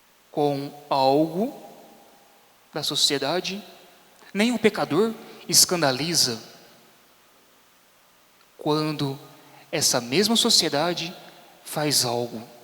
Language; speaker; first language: Portuguese; native; Portuguese